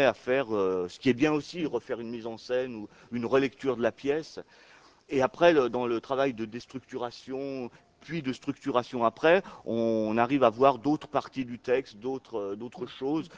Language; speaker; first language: French; native; French